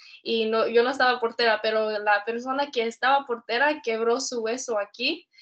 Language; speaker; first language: Spanish; early bilingual, heritage; Spanish